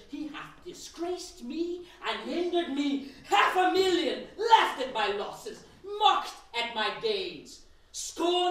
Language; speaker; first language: English; native; English